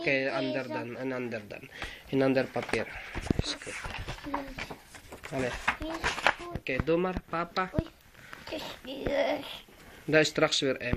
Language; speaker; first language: Dutch; non-native, learner; Filipino